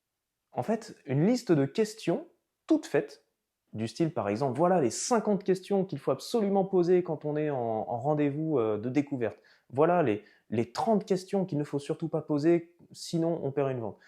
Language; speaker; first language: French; native; French